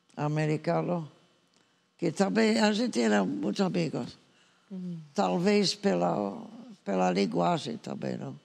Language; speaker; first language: Portuguese; non-native, fluent; English